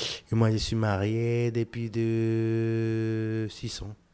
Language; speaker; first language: French; non-native, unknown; Spanish